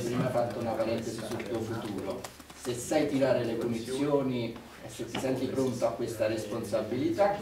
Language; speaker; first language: Italian; native; Italian